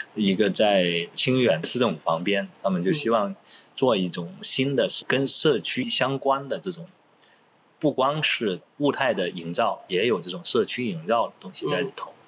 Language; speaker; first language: Chinese; non-native, local second language; Cantonese